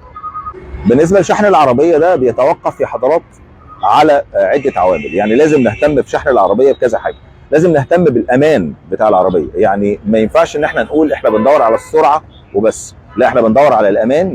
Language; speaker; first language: Arabic; native; Arabic